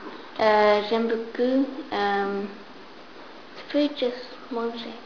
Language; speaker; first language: French; non-native, learner; English